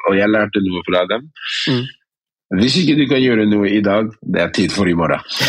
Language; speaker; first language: Norwegian; early bilingual, other home language; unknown